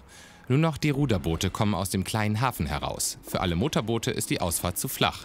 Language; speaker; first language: German; native; German